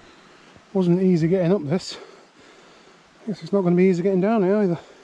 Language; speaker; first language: English; native; English